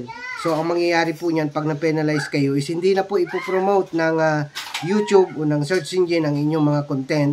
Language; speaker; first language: Filipino; native; Filipino